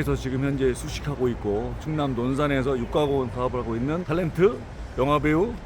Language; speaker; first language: Korean; native; Korean